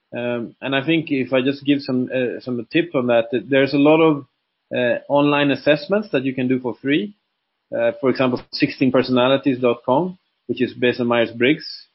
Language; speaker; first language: English; non-native, fluent; Swedish